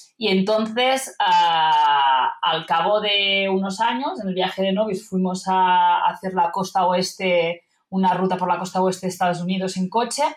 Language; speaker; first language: Spanish; non-native, local second language; Catalan